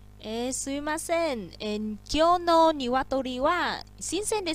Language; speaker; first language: Japanese; non-native, learner; Vietnamese